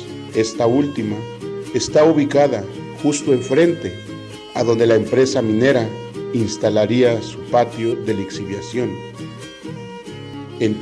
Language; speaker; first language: Spanish; native; Spanish